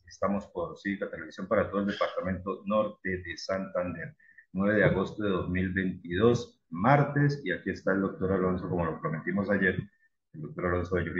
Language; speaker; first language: Spanish; native; Spanish